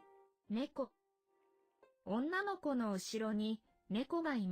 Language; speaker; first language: Japanese; non-native, learner; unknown